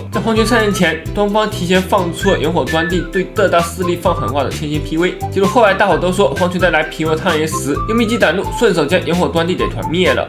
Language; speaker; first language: Chinese; native; Chinese